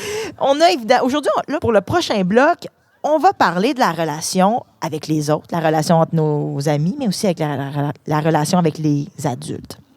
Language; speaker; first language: French; native; French